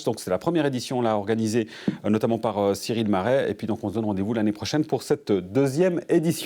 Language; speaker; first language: French; native; French